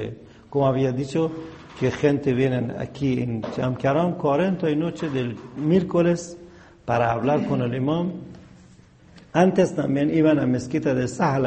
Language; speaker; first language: Spanish; non-native, fluent; Persian